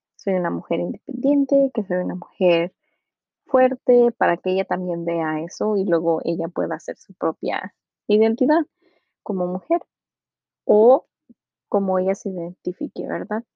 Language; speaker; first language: Spanish; early bilingual, heritage; Spanish